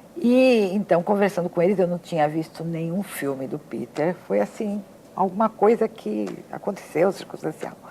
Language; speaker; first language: Portuguese; native; Portuguese